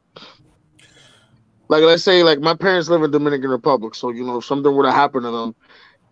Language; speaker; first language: English; native; English